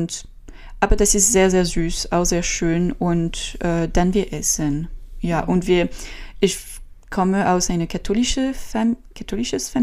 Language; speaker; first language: German; non-native, learner; French